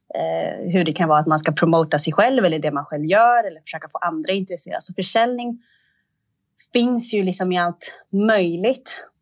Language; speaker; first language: Swedish; early bilingual, other home language; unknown